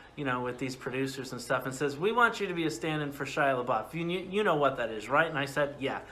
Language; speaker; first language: English; native; English